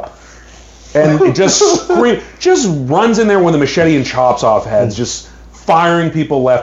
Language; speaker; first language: English; native; English